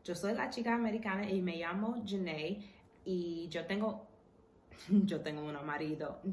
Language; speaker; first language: Spanish; non-native, learner; English